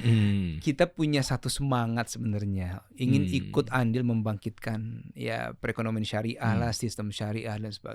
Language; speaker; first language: Indonesian; native; Indonesian